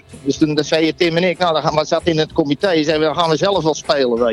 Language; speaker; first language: Dutch; native; Dutch